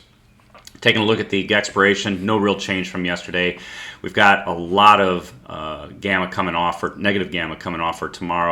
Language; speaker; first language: English; native; English